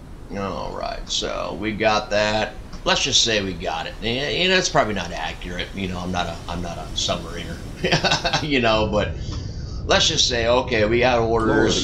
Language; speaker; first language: English; native; English